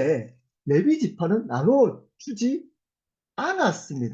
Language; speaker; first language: Korean; native; Korean